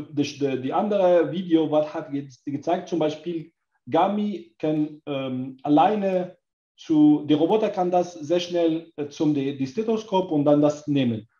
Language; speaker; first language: German; non-native, learner; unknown